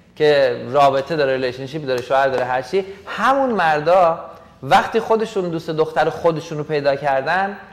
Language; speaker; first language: Persian; native; Persian